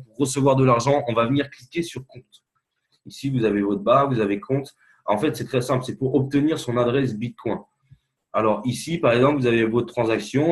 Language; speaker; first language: French; native; French